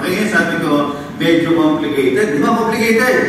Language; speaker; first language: English; non-native, local second language; Filipino